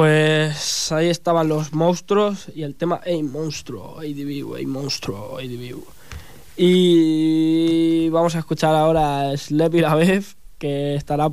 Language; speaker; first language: Spanish; native; Spanish